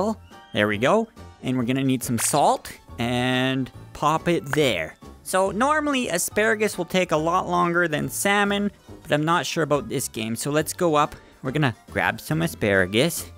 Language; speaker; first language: English; native; English